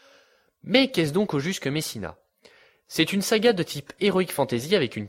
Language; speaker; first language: French; native; French